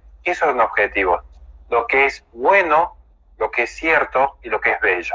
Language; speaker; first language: Spanish; native; Spanish